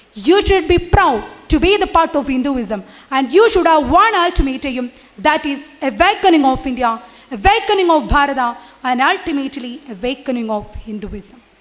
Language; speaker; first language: English; non-native, local second language; Malayalam